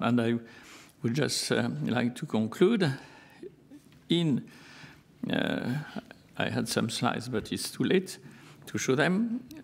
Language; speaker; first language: English; non-native, fluent; French